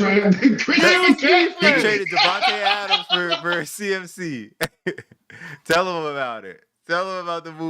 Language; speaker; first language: English; native; English